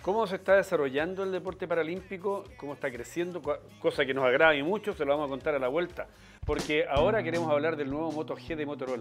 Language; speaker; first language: Spanish; native; Spanish